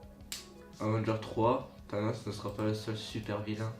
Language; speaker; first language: French; native; French